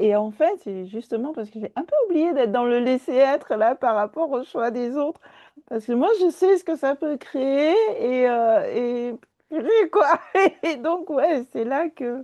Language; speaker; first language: French; native; French